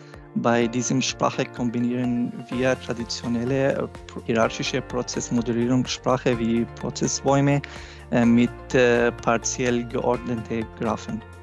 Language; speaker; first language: German; non-native, fluent; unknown